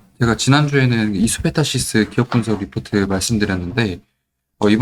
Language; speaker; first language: Korean; native; Korean